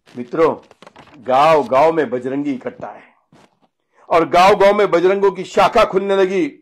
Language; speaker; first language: Hindi; non-native, local second language; Marathi